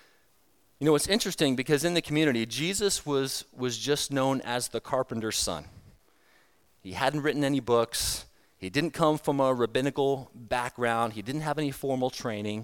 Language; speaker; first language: English; native; English